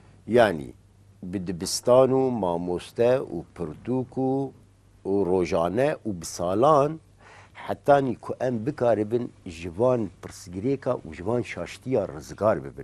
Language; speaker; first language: Kurdish; native; Kurdish